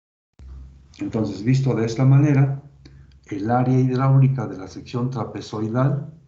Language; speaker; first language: Spanish; native; Spanish